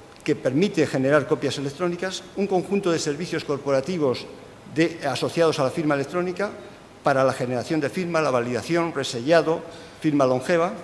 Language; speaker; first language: Spanish; native; Spanish